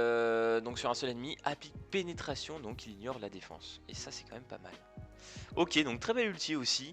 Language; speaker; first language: French; native; French